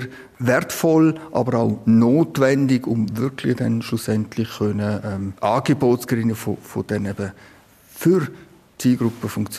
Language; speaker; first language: German; native; German